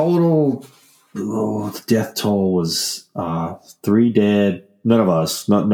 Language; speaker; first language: English; native; English